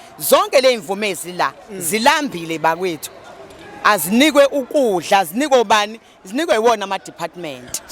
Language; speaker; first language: Zulu; native; Zulu